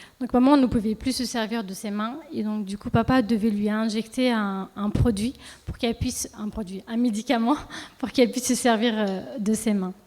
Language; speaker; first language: French; early bilingual, other home language; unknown